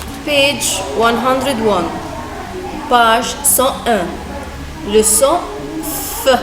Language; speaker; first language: French; non-native, fluent; Arabic